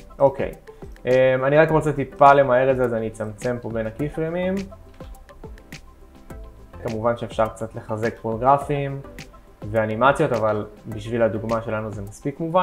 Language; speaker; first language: Hebrew; native; Hebrew